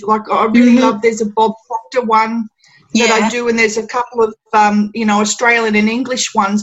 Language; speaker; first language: English; native; English